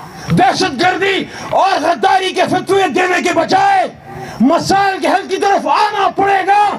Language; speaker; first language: Urdu; native; Urdu